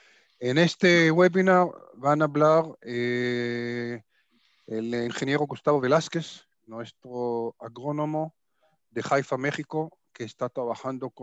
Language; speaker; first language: Spanish; non-native, fluent; Hebrew